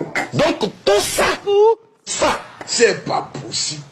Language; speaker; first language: French; non-native, local second language; Lingala